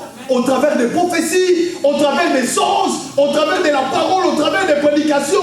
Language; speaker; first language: French; non-native, local second language; Lingala